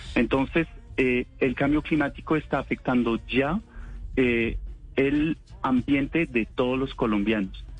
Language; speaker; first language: Spanish; non-native, fluent; French